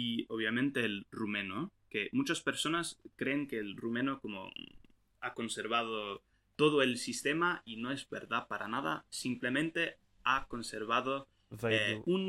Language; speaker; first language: Spanish; non-native, fluent; English